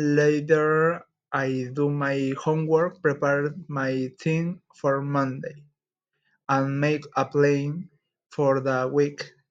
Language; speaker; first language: English; non-native, learner; Spanish